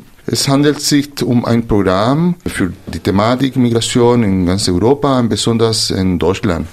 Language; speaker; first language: German; non-native, fluent; Spanish